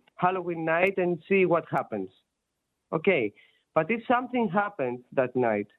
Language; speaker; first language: English; non-native, fluent; Greek